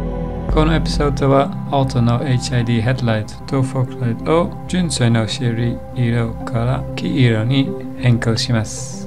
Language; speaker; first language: Japanese; non-native, learner; English